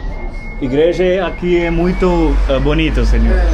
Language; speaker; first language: Portuguese; non-native, learner; Malayalam